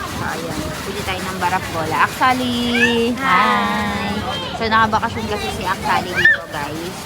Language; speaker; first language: Filipino; non-native, local second language; Cebuano